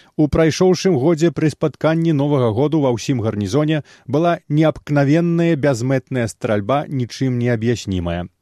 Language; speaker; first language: Belarusian; native; Belarusian